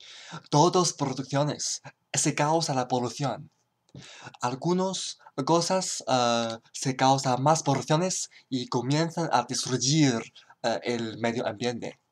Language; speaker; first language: Spanish; non-native, learner; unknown